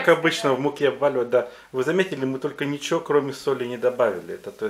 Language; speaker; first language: Russian; native; Russian